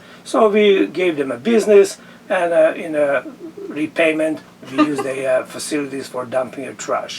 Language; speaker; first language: English; non-native, fluent; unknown